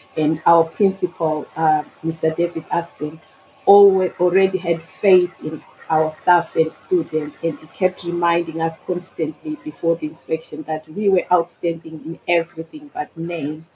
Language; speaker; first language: English; non-native, local second language; Shona